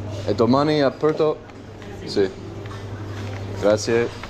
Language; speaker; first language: Italian; non-native, learner; English